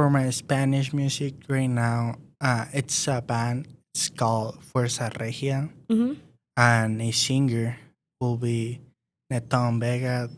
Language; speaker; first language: English; non-native, learner; Spanish